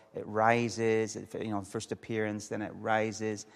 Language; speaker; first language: English; native; English